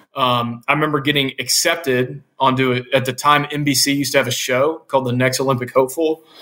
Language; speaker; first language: English; native; English